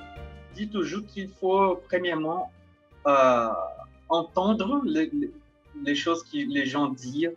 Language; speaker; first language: French; non-native, fluent; Portuguese